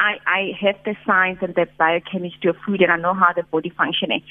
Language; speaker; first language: English; non-native, local second language; Tswana